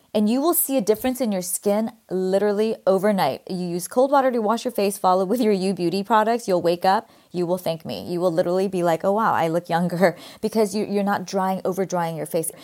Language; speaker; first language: English; native; English